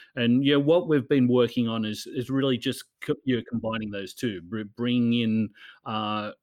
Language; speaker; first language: English; native; English